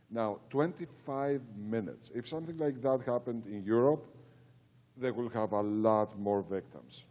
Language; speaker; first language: English; non-native, fluent; Greek